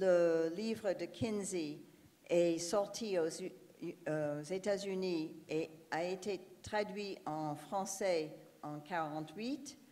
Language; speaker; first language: French; non-native, fluent; English